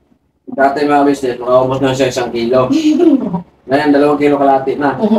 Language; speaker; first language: Filipino; non-native, local second language; Hiligaynon